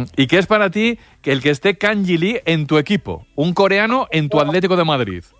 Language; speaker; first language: Spanish; native; Spanish